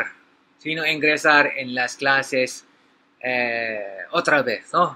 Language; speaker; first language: Spanish; non-native, learner; Filipino